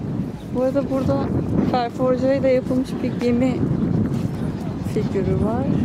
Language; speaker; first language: Turkish; native; Turkish